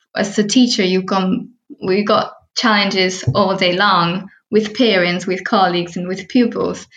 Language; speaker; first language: English; early bilingual, heritage; Spanish